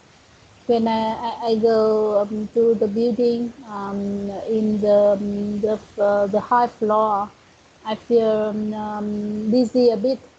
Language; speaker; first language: English; non-native, learner; Vietnamese